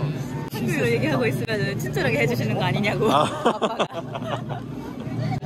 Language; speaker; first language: Korean; non-native, fluent; Japanese